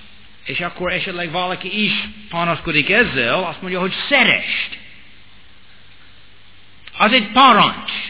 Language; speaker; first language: Hungarian; non-native, fluent; English